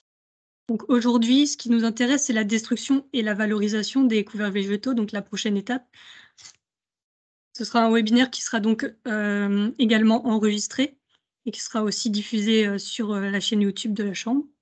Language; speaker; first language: French; native; French